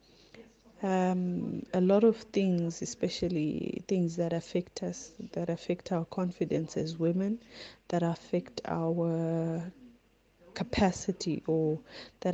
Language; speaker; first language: English; non-native, local second language; Shona